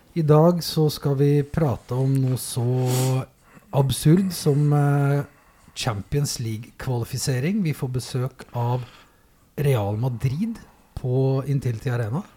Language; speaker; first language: Norwegian; native; Norwegian